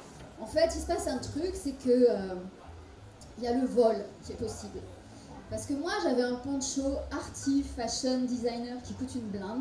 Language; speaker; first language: French; native; French